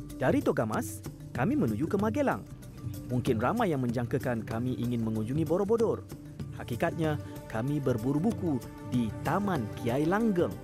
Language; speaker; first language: Malay; native; Malay